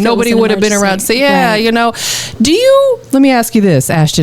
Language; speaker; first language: English; native; English